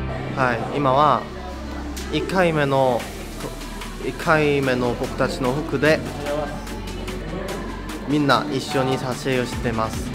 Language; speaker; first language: Japanese; non-native, fluent; Korean